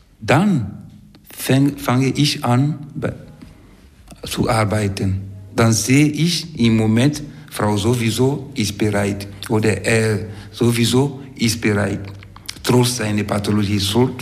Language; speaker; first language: German; non-native, fluent; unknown